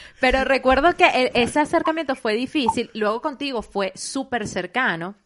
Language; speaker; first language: Spanish; native; Spanish